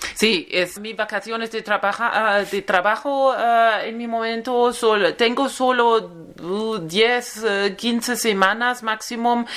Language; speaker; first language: Spanish; non-native, learner; German